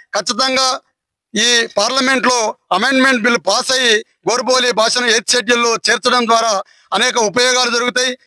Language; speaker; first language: Telugu; non-native, local second language; Lambadi